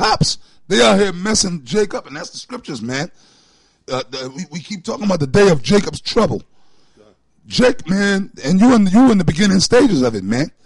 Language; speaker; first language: English; native; English